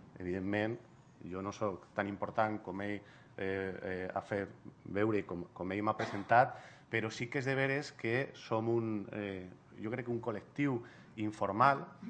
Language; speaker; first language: Catalan; non-native, local second language; Spanish